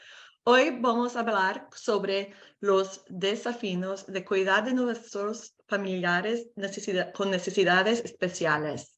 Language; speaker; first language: Spanish; non-native, learner; English